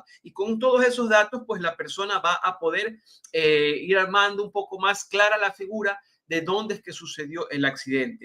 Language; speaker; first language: Spanish; native; Spanish